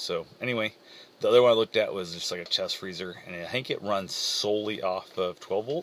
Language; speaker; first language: English; native; English